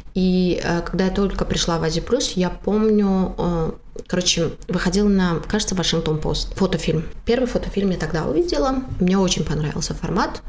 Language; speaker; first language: Russian; non-native, local second language; Tajik